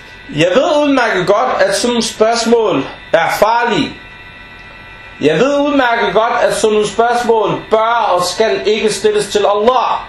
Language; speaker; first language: Danish; non-native, fluent; Arabic